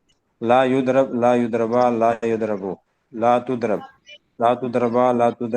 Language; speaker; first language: Arabic; non-native, learner; Urdu